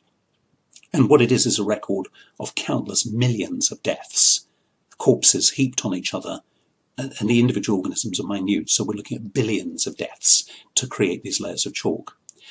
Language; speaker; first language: English; native; English